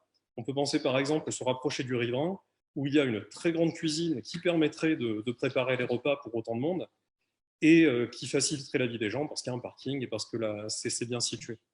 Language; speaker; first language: French; native; French